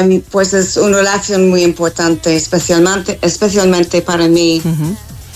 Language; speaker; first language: Spanish; non-native, fluent; English